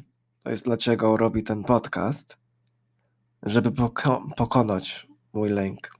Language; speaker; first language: Polish; early bilingual, heritage; English